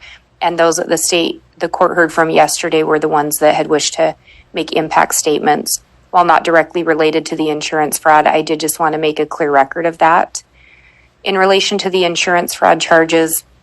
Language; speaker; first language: English; native; English